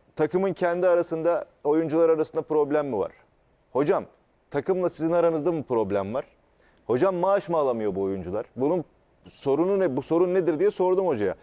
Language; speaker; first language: Turkish; native; Turkish